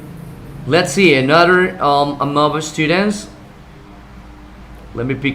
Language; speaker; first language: English; non-native, fluent; Spanish